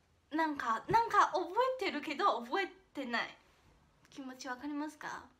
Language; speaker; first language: Japanese; non-native, fluent; Chinese